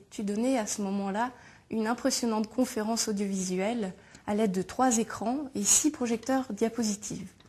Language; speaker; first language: French; native; French